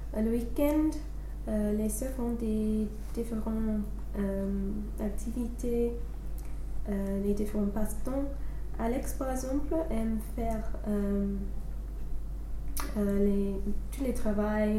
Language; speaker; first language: French; non-native, fluent; English